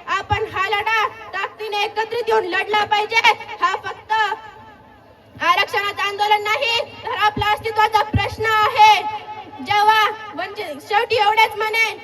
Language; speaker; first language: Marathi; non-native, local second language; Lambadi